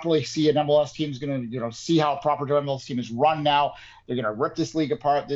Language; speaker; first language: English; native; English